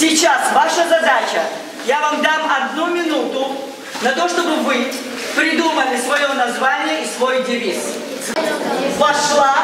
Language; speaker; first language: Russian; native; Russian